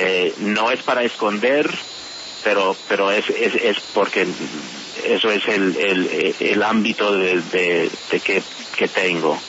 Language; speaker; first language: Spanish; non-native, fluent; English